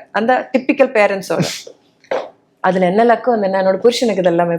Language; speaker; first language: Tamil; non-native, learner; Malayalam